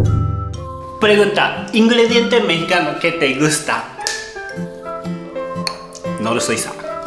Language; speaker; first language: Spanish; non-native, learner; Japanese